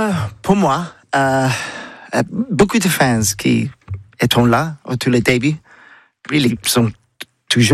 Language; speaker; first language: French; non-native, learner; English